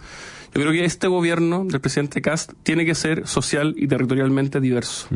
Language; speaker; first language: Spanish; native; Spanish